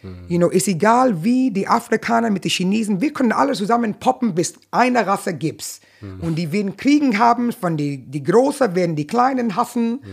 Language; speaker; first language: German; non-native, fluent; English